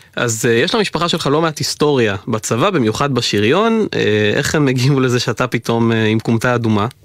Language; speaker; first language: Hebrew; native; Hebrew